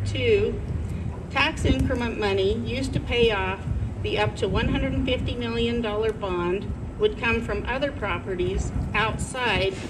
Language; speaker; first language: English; native; English